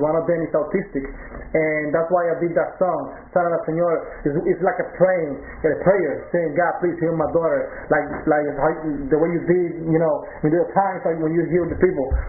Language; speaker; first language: English; non-native, local second language; Spanish